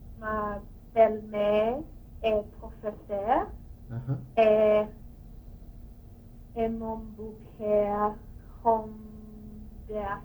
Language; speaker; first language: French; non-native, learner; English